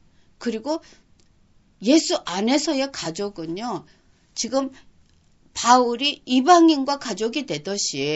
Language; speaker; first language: Korean; native; Korean